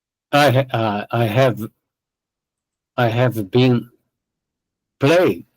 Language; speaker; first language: English; non-native, learner; Portuguese